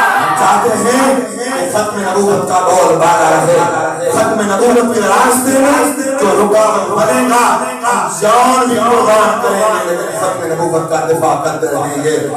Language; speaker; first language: Urdu; non-native, local second language; Sindhi